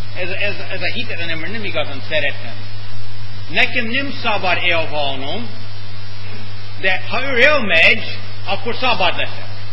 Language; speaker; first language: Hungarian; non-native, fluent; English